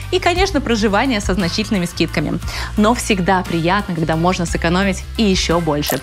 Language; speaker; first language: Russian; native; Russian